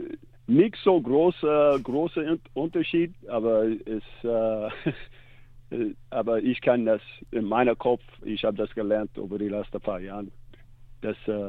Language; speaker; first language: German; non-native, learner; English